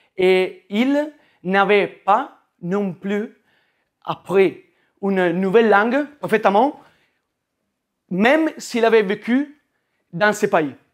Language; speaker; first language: French; non-native, learner; Italian